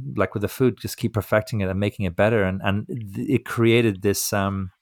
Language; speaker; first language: English; native; English